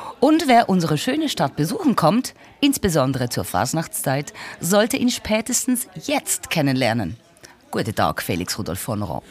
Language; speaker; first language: German; native; German